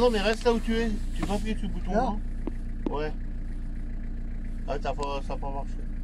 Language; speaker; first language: French; native; French